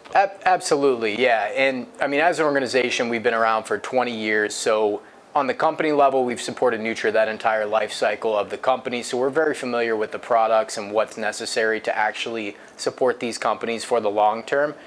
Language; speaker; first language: English; native; English